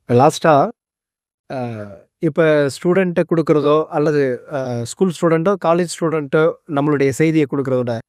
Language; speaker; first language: Tamil; native; Tamil